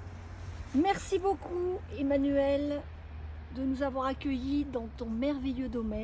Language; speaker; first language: French; native; French